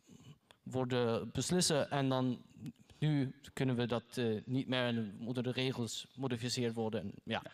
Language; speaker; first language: Dutch; non-native, learner; German